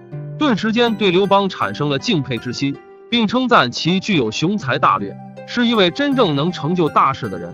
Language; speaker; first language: Chinese; native; Chinese